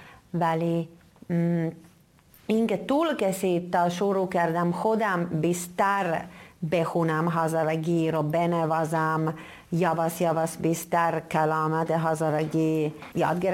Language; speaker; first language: Persian; non-native, fluent; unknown